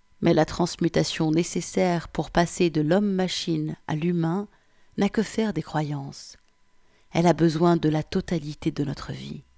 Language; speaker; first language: French; native; French